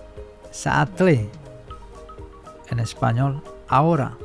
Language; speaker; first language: Spanish; non-native, fluent; Indonesian